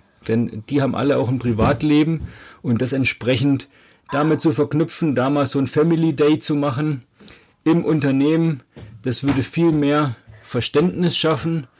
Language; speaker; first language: German; native; German